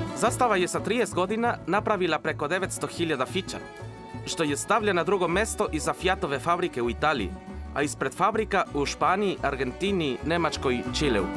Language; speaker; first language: Serbian; non-native, fluent; Spanish